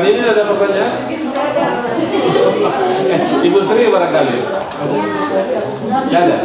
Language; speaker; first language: Indonesian; native; Indonesian